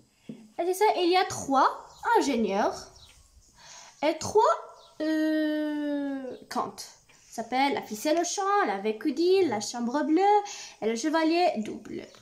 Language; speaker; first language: French; non-native, learner; Arabic